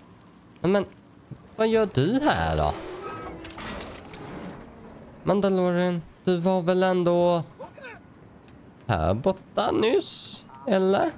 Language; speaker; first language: Swedish; native; Swedish